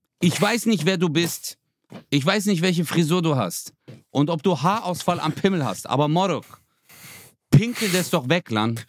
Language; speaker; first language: German; early bilingual, other home language; Turkish